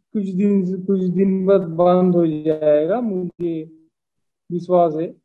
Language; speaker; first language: Hindi; non-native, local second language; Bangla